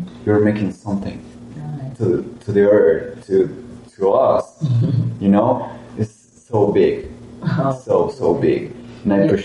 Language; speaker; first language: English; non-native, learner; Spanish